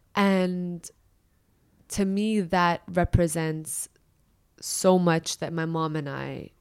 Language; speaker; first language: English; early bilingual, other home language; Arabic